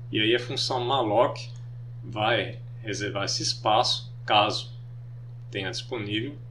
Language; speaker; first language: Portuguese; native; Portuguese